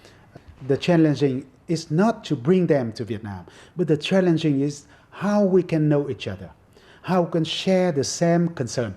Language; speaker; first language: English; non-native, fluent; Vietnamese